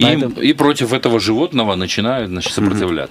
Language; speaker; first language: Russian; native; Russian